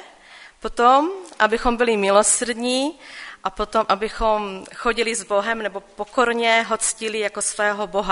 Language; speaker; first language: Czech; non-native, local second language; Polish